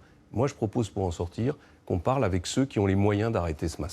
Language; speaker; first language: French; native; French